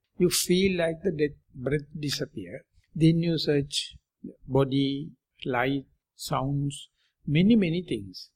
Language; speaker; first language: English; non-native, local second language; Sinhala